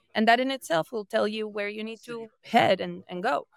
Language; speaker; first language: English; non-native, fluent; Spanish